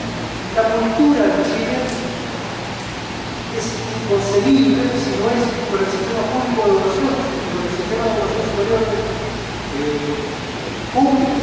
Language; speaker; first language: Spanish; native; Spanish